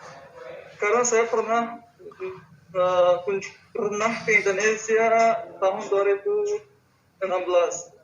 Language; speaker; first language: Indonesian; non-native, fluent; Tajik